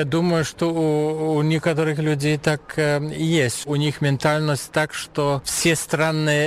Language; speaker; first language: Russian; non-native, fluent; German